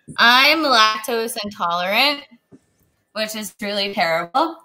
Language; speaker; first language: English; native; English